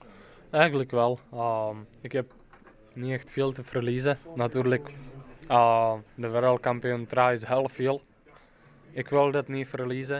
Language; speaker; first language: Dutch; non-native, fluent; Czech